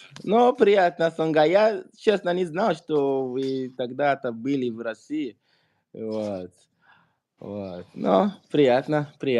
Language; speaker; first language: Russian; non-native, fluent; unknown